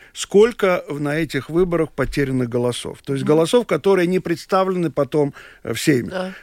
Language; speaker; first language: Russian; non-native, local second language; Latvian